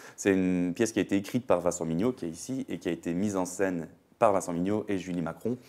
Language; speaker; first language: French; native; French